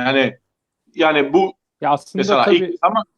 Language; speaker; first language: Turkish; non-native, learner; Croatian